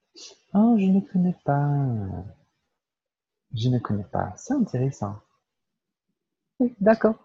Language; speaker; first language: French; non-native, learner; Portuguese